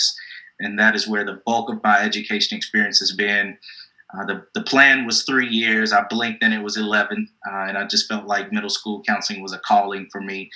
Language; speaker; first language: English; native; English